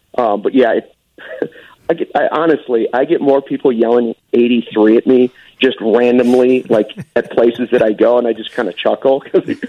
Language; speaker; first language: English; native; English